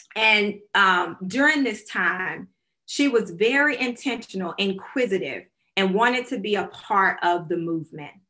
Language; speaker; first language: English; native; English